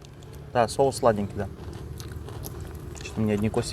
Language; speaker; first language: Russian; native; Russian